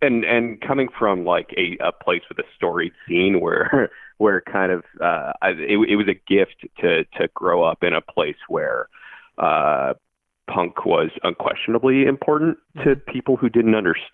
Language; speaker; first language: English; native; English